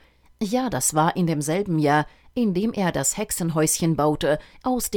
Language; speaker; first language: German; native; German